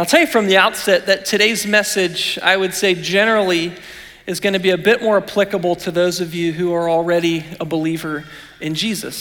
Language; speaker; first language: English; native; English